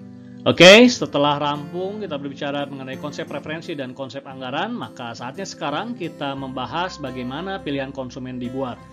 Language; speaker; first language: Indonesian; native; Indonesian